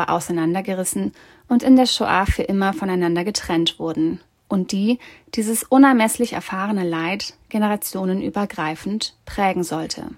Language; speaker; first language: German; native; German